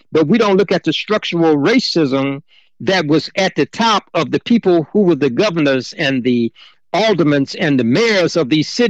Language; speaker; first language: English; native; English